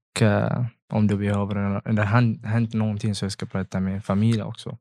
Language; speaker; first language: Swedish; non-native, learner; Tigrinya